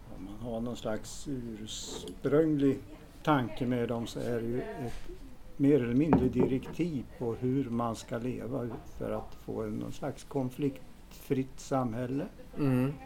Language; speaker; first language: Swedish; native; Swedish